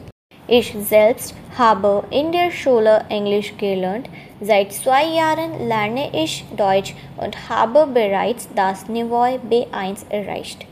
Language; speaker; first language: German; non-native, learner; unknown